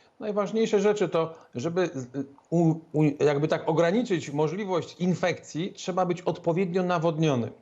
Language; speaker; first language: Polish; native; Polish